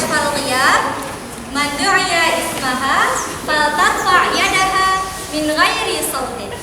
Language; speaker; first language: Arabic; non-native, fluent; Indonesian